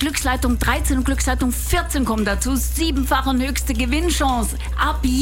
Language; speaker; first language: German; native; German